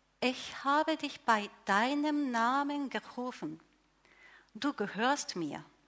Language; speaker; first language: German; non-native, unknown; Japanese